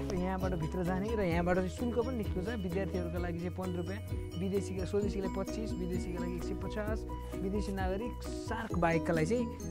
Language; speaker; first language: Nepali; native; Nepali